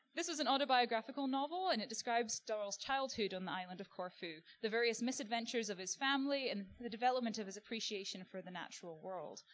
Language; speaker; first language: English; native; English